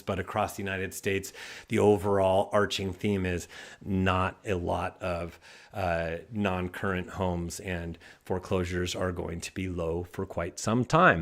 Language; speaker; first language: English; native; English